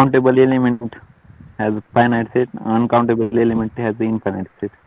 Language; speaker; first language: English; non-native, local second language; Marathi